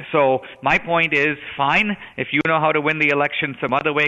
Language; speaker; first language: English; non-native, local second language; Hindi